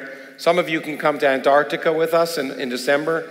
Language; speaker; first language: English; native; English